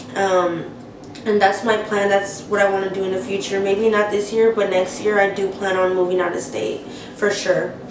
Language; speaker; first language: English; native; English